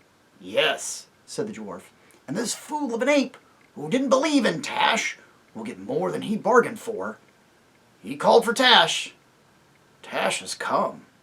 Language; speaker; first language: English; native; English